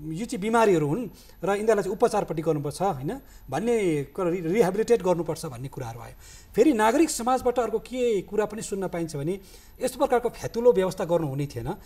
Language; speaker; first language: Nepali; native; Nepali